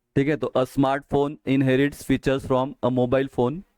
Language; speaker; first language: Hindi; non-native, local second language; Marathi